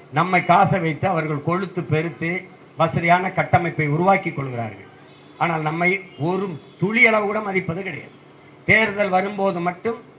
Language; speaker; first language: Tamil; native; Tamil